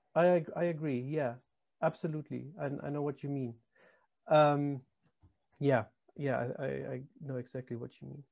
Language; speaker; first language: English; non-native, fluent; German